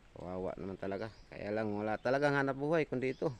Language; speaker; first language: Filipino; native; Filipino